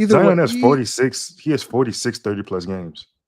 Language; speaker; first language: English; native; English